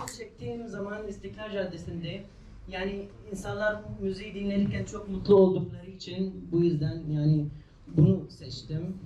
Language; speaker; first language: Turkish; non-native, fluent; Arabic